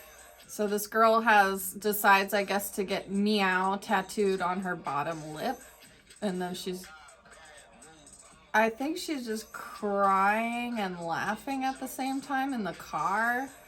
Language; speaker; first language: English; native; English